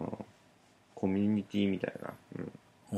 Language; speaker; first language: Japanese; native; Japanese